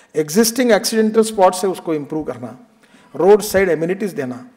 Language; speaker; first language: Hindi; non-native, local second language; Marathi